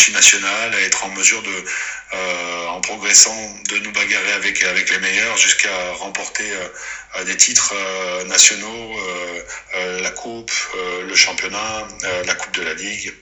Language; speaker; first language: French; native; French